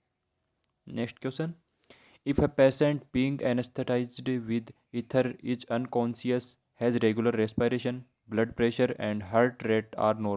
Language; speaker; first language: Hindi; native; Hindi